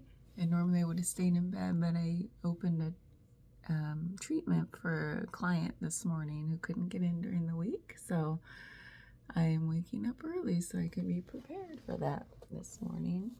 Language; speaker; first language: English; native; English